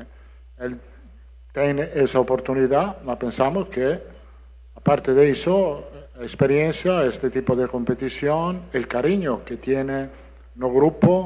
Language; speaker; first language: Portuguese; non-native, learner; Italian